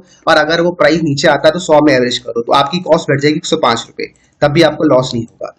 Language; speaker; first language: Hindi; native; Hindi